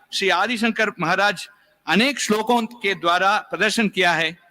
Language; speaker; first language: Hindi; non-native, local second language; Tamil